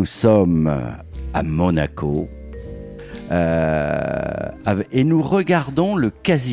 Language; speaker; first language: French; native; French